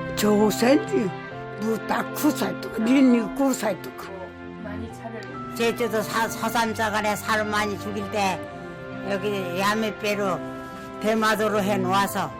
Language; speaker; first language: Korean; non-native, local second language; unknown